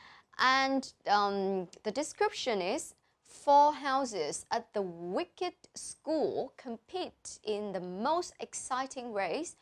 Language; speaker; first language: English; non-native, fluent; Vietnamese